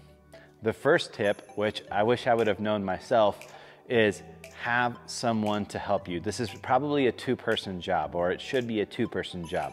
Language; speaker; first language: English; native; English